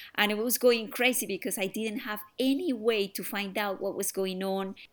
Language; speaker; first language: English; non-native, fluent; Spanish